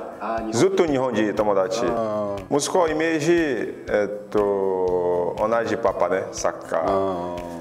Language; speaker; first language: Japanese; non-native, learner; Portuguese